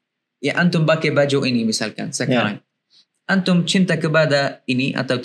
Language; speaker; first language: Indonesian; non-native, learner; Arabic